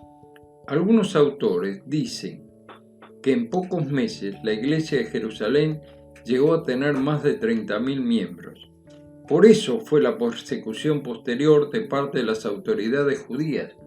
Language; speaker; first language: Spanish; native; Spanish